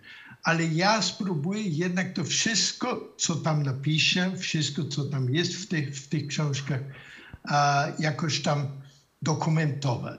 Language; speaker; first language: Polish; non-native, fluent; German